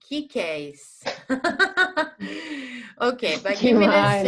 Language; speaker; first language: English; non-native, fluent; Spanish